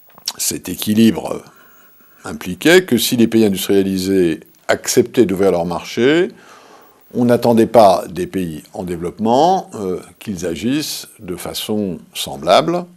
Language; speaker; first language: French; native; French